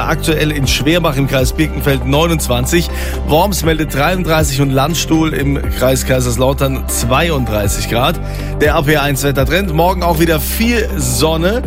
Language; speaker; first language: German; native; German